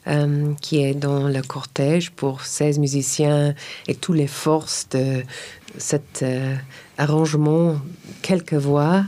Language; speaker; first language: French; non-native, learner; English